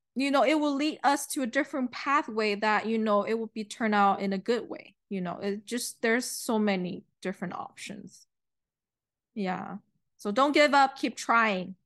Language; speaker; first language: English; early bilingual, other home language; Chinese